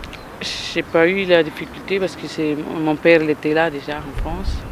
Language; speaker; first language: French; non-native, learner; Tamil